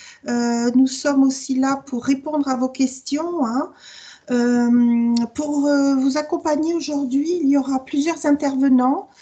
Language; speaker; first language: French; native; French